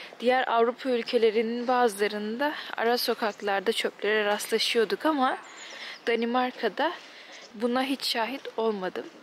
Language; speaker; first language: Turkish; native; Turkish